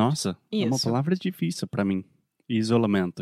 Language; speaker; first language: Portuguese; non-native, fluent; English